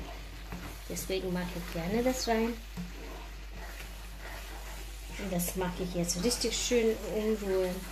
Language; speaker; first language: German; non-native, learner; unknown